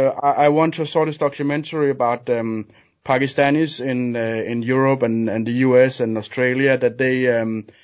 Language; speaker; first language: English; non-native, fluent; Danish